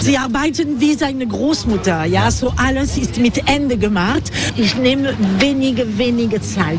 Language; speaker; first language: German; non-native, learner; French